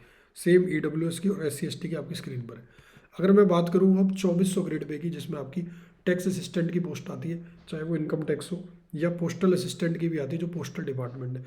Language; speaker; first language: Hindi; native; Hindi